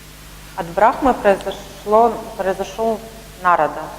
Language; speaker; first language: Russian; native; Russian